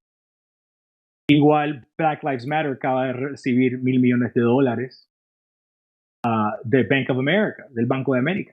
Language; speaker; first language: Spanish; early bilingual, heritage; Spanish